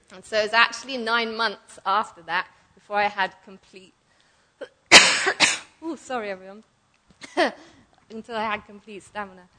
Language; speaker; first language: English; native; English